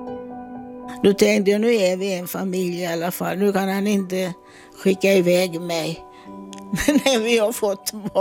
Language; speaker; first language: Swedish; non-native, fluent; Italian